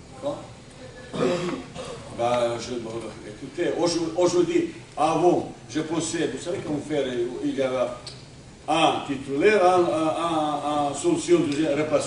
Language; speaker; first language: French; non-native, fluent; Bosnian